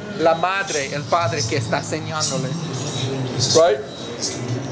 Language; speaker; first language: Spanish; non-native, learner; English